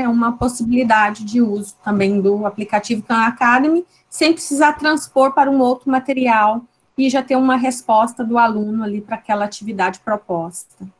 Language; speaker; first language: Portuguese; native; Portuguese